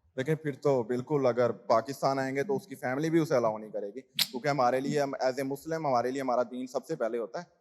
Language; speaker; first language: Urdu; native; Urdu